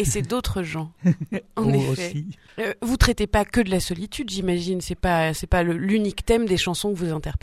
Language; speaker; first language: French; native; French